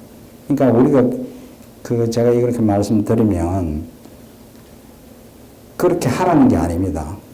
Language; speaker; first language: Korean; native; Korean